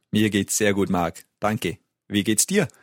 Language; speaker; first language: German; non-native, fluent; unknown